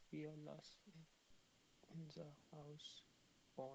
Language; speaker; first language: German; non-native, learner; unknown